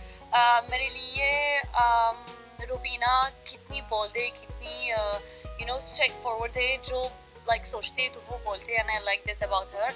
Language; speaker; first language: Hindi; non-native, learner; Arabic